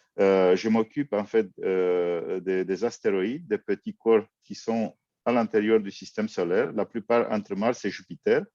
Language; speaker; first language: French; non-native, fluent; Romanian